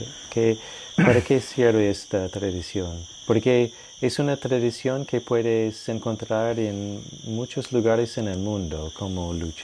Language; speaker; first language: Spanish; non-native, learner; English